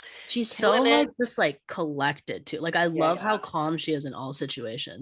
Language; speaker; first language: English; native; English